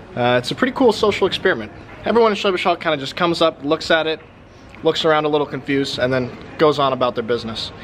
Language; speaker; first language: English; native; English